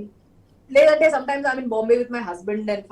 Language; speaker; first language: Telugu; non-native, local second language; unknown